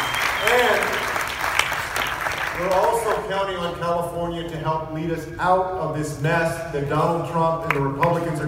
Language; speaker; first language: English; native; English